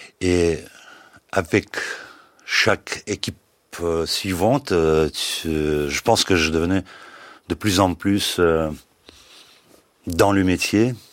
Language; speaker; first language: French; non-native, fluent; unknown